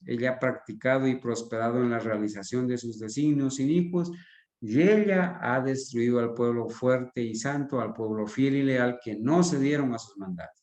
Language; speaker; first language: Spanish; native; Spanish